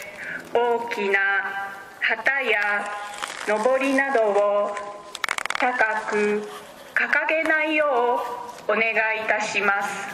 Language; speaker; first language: Japanese; native; Japanese